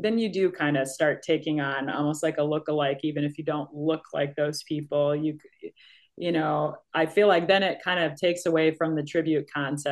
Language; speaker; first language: English; native; English